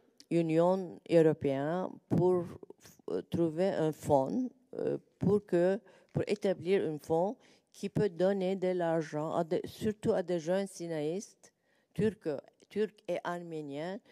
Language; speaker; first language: French; non-native, learner; Turkish